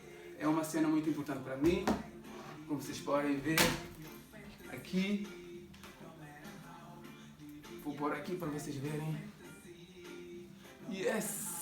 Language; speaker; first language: Portuguese; non-native, local second language; Kabuverdianu